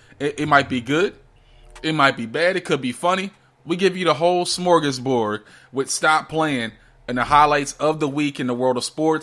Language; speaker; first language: English; native; English